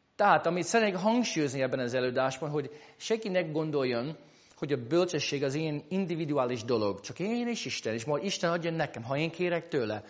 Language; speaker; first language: Hungarian; non-native, fluent; English